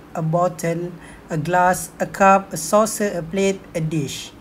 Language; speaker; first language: English; non-native, local second language; Malay